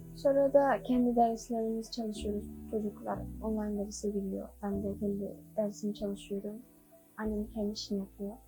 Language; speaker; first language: Turkish; non-native, learner; Chinese